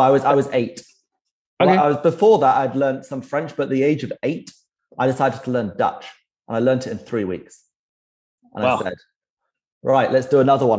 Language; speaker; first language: English; native; English